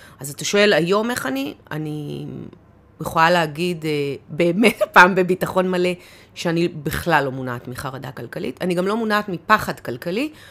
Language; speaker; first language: Hebrew; native; Hebrew